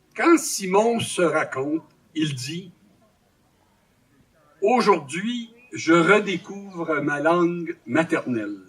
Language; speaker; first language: French; native; French